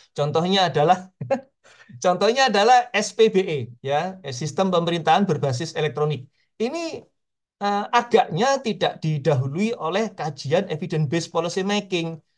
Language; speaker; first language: Indonesian; native; Indonesian